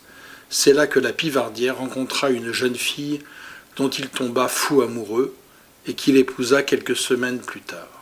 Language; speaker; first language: French; native; French